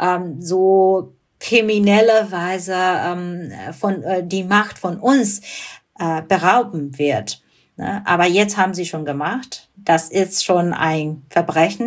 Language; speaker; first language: German; non-native, fluent; Burmese